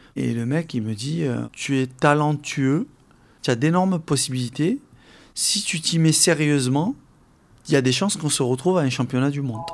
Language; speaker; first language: French; non-native, local second language; Arabic